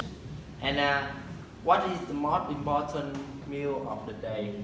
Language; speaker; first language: English; non-native, learner; Vietnamese